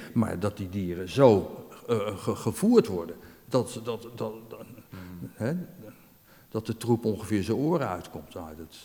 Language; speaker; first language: Dutch; native; Dutch